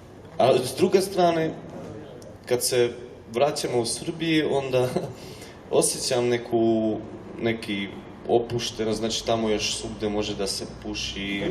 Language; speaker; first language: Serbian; non-native, local second language; Hungarian